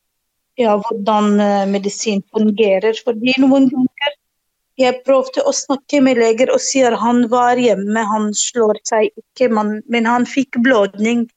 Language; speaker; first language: Norwegian; non-native, learner; Arabic